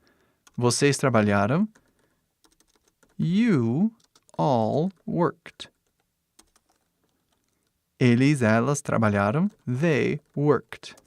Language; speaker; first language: Portuguese; non-native, fluent; English